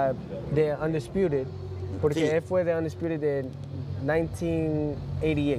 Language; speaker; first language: Spanish; early bilingual, heritage; English